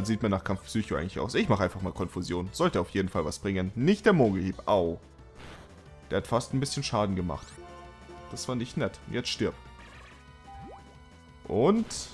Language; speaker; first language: German; native; German